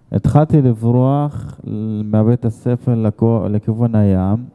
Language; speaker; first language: Hebrew; non-native, fluent; Arabic